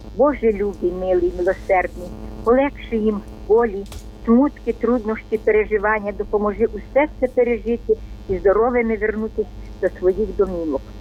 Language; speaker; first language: Ukrainian; native; Ukrainian